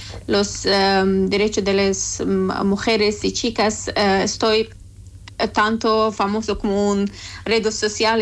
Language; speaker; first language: Spanish; non-native, learner; Persian